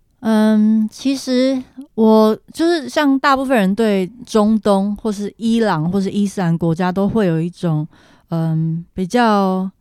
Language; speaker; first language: Chinese; native; Chinese